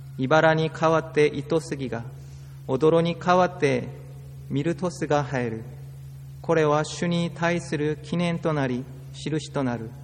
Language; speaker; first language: Japanese; non-native, fluent; Korean